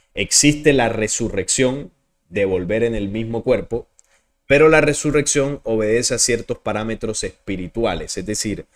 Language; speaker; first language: Spanish; native; Spanish